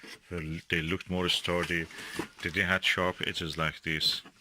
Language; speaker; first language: English; non-native, fluent; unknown